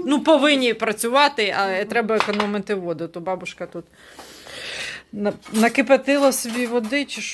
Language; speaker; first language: Ukrainian; non-native, local second language; Russian